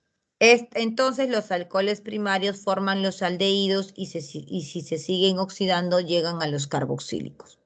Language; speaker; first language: Spanish; native; Spanish